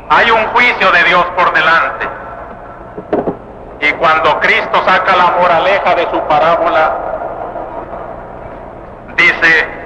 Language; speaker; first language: Spanish; native; Spanish